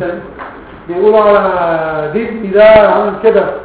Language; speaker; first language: Arabic; native; Arabic